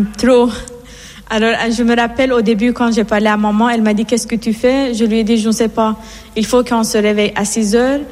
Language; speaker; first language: French; non-native, fluent; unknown